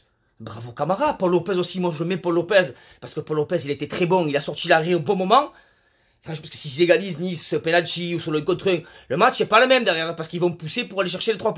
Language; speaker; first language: French; native; French